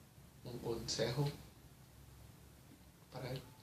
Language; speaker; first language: Spanish; early bilingual, heritage; Spanish